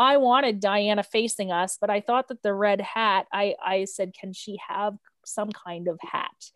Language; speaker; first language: English; native; English